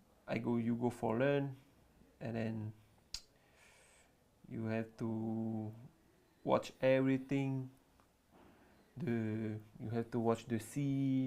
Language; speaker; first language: English; non-native, learner; French